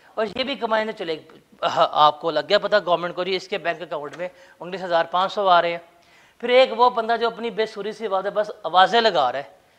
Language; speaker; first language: Urdu; non-native, local second language; Punjabi